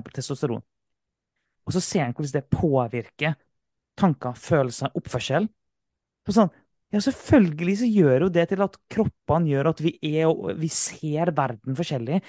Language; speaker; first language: Norwegian; native; Norwegian